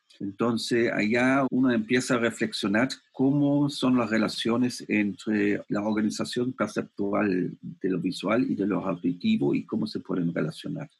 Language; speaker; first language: Spanish; non-native, fluent; German